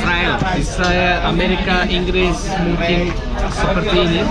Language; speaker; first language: Indonesian; non-native, learner; Turkish